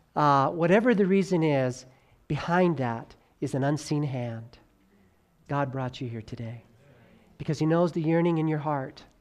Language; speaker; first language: English; native; English